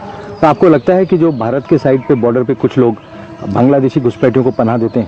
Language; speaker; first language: Hindi; native; Hindi